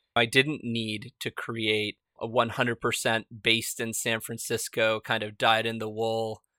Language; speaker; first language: English; early bilingual, other home language; Spanish